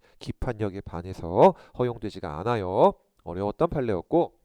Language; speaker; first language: Korean; native; Korean